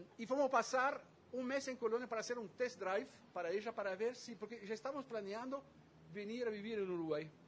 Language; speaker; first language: Spanish; non-native, fluent; Dutch